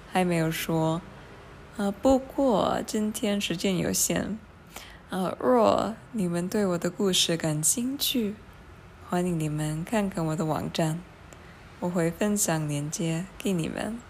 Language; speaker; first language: Chinese; non-native, fluent; English